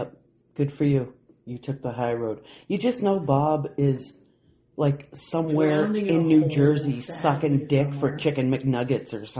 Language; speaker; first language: English; native; English